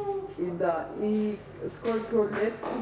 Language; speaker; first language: Russian; non-native, learner; German